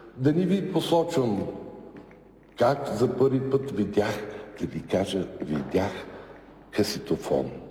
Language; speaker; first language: Bulgarian; native; Bulgarian